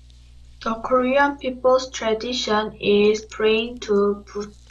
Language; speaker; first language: English; non-native, learner; Korean